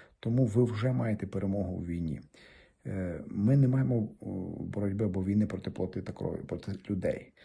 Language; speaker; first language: Ukrainian; native; Ukrainian